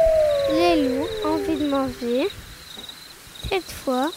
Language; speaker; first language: French; native; French